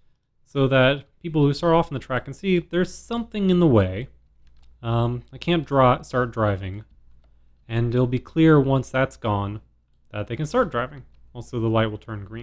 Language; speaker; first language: English; native; English